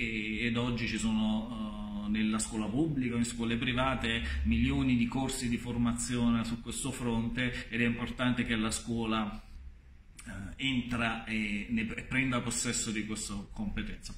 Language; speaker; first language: Italian; native; Italian